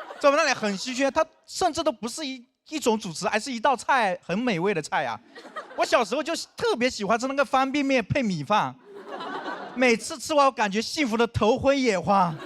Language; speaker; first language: Chinese; non-native, local second language; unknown